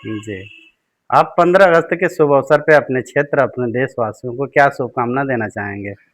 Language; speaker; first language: Hindi; native; Hindi